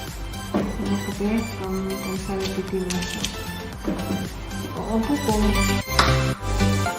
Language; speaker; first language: French; non-native, learner; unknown